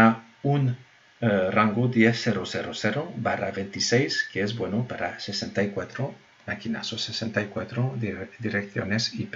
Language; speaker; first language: Spanish; non-native, fluent; French